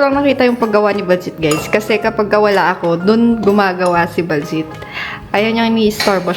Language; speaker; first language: Filipino; native; Filipino